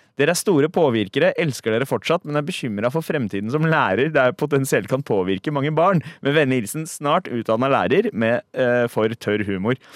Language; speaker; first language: Norwegian; early bilingual, other home language; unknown